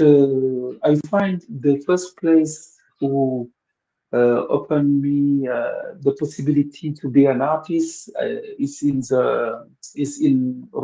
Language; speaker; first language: English; non-native, local second language; Wolof